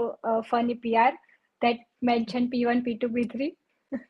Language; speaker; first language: English; non-native, local second language; Gujarati